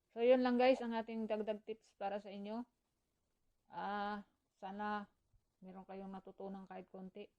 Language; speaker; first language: Filipino; non-native, local second language; Cebuano